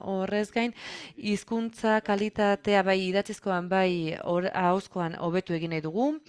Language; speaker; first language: Basque; non-native, fluent; French